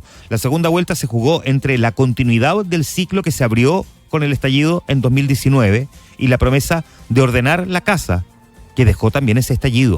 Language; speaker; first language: Spanish; native; Spanish